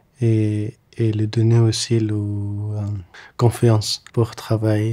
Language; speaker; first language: French; non-native, learner; Arabic